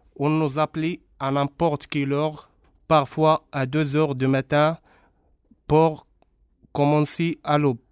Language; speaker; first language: French; non-native, local second language; Arabic